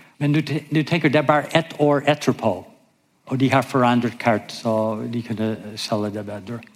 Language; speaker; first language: Norwegian; non-native, fluent; English